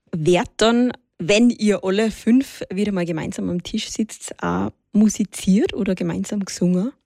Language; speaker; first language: German; native; German